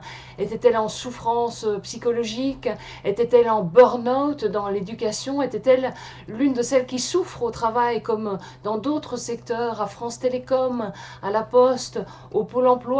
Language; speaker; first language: French; native; French